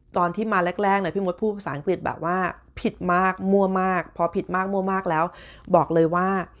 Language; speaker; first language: Thai; native; Thai